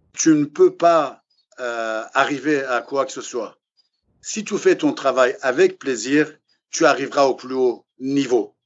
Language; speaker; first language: French; non-native, fluent; Persian